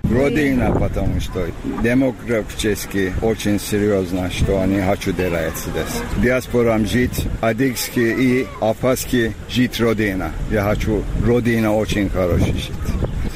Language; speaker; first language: Russian; non-native, learner; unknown